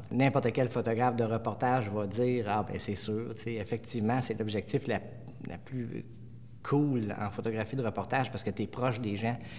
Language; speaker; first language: French; native; French